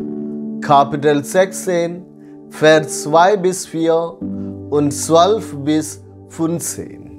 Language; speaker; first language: German; non-native, fluent; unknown